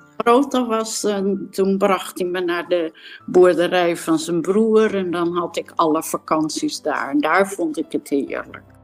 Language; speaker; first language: Dutch; native; Dutch